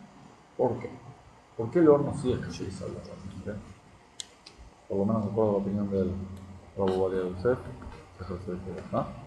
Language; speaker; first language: Spanish; native; Spanish